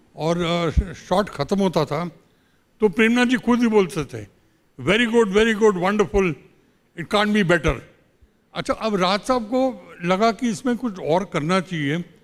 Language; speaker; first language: Hindi; native; Hindi